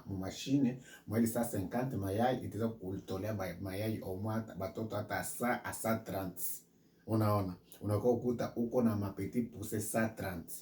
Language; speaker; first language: Swahili; native; Swahili